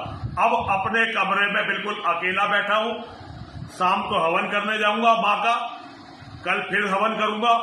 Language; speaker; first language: Hindi; native; Hindi